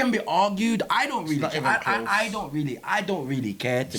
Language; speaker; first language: English; native; English